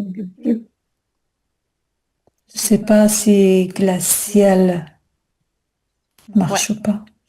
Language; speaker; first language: French; non-native, learner; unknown